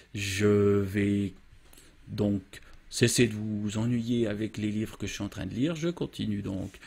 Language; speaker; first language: French; native; French